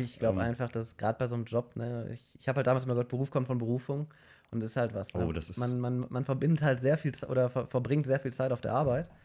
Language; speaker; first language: German; native; German